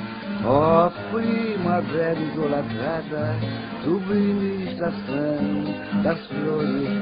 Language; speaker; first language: Portuguese; native; Portuguese